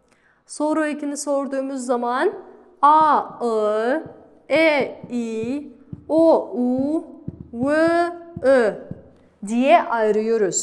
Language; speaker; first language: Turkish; non-native, fluent; Kazakh